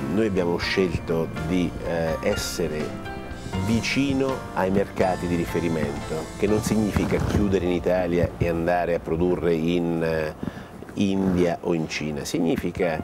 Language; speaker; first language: Italian; native; Italian